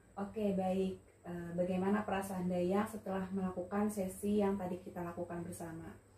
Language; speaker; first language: Indonesian; native; Indonesian